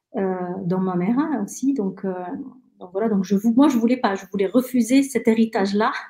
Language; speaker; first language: French; early bilingual, other home language; Spanish